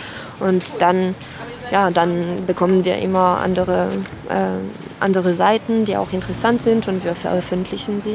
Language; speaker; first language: German; non-native, fluent; French